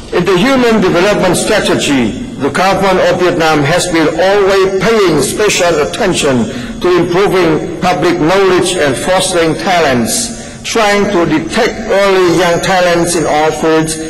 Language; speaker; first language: English; non-native, fluent; Vietnamese